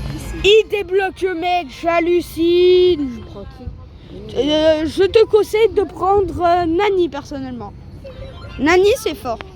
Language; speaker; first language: French; native; French